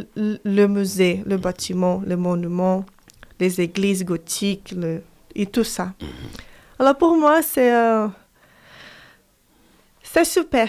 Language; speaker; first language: French; non-native, fluent; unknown